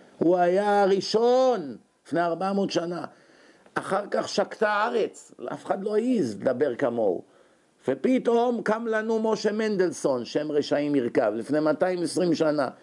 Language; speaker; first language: Hebrew; native; Hebrew